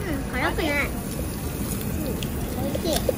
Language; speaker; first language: Japanese; early bilingual, heritage; Japanese